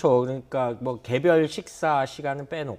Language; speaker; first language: Korean; native; Korean